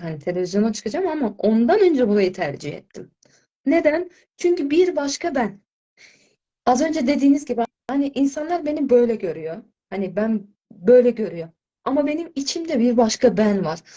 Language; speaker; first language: Turkish; non-native, fluent; Azerbaijani